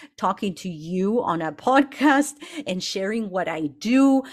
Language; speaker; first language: English; early bilingual, other home language; Spanish